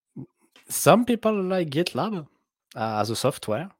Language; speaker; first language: English; non-native, fluent; French